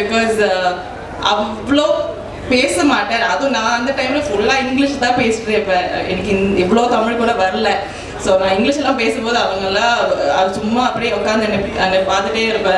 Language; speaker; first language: Tamil; non-native, local second language; Malayalam